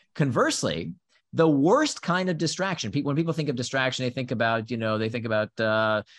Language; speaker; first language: English; early bilingual, other home language; Hebrew